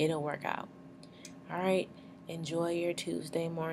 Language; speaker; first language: English; native; English